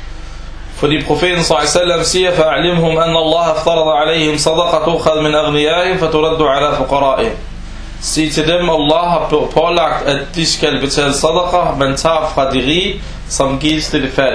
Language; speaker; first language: Danish; early bilingual, other home language; Arabic